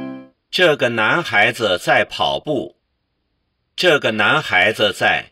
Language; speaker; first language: Chinese; non-native, learner; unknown